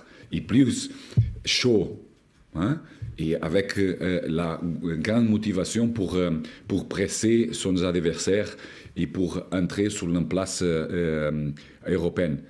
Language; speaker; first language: French; non-native, learner; Portuguese